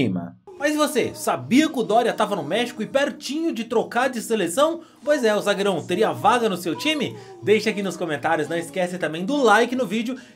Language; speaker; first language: Portuguese; native; Portuguese